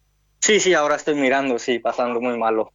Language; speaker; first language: Spanish; non-native, learner; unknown